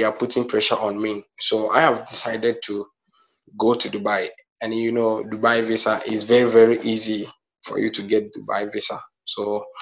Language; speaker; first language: English; non-native, local second language; Akan